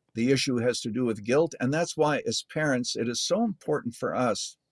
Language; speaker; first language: English; native; English